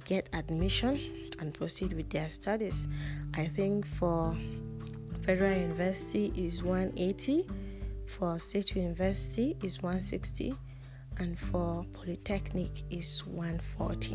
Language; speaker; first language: English; non-native, local second language; Hausa